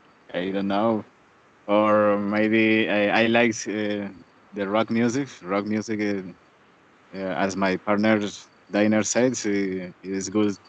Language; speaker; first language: English; non-native, learner; Spanish